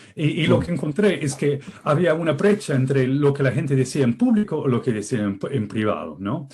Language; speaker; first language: Spanish; non-native, fluent; English